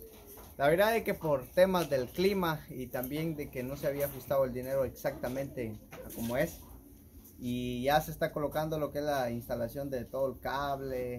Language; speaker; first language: Spanish; native; Spanish